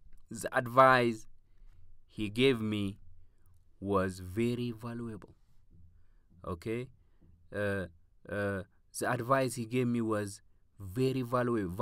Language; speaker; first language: English; non-native, local second language; Amharic